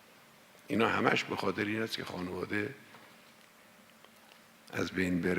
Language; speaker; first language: Persian; native; Persian